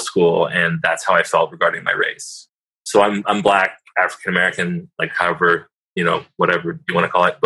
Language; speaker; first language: English; native; English